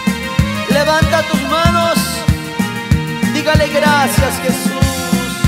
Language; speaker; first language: Spanish; native; Spanish